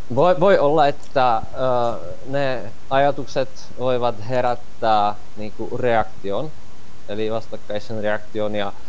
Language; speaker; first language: Finnish; non-native, fluent; Czech